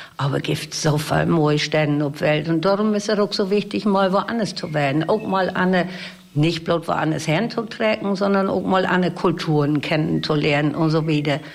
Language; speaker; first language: German; native; German